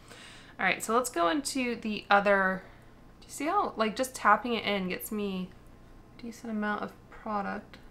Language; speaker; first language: English; native; English